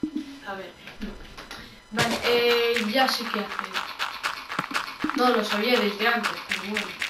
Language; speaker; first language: Spanish; native; Spanish